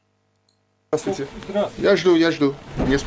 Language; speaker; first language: Russian; non-native, learner; English